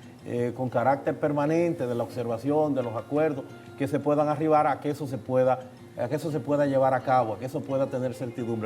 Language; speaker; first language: Spanish; native; Spanish